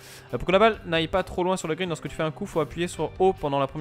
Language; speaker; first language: French; native; French